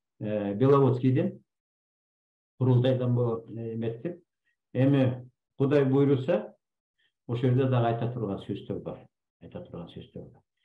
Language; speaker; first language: Kyrgyz; native; Kyrgyz